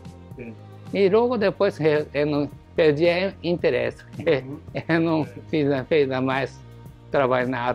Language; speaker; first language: Portuguese; non-native, learner; Japanese